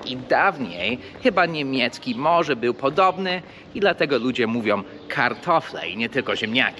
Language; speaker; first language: Polish; early bilingual, heritage; English